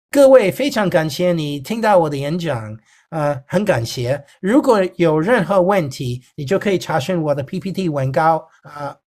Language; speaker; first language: Chinese; non-native, fluent; English